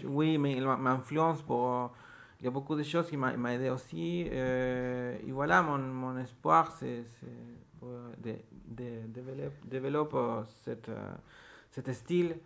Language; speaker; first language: French; non-native, learner; Spanish